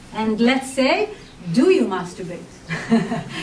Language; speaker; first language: English; non-native, fluent; Hebrew